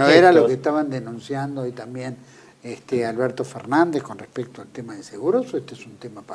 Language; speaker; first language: Spanish; native; Spanish